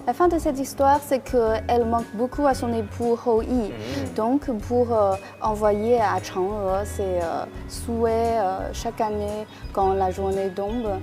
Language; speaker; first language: French; non-native, fluent; Chinese